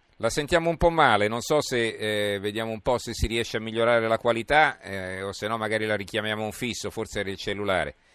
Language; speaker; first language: Italian; native; Italian